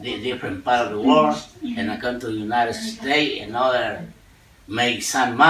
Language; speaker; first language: English; non-native, learner; Spanish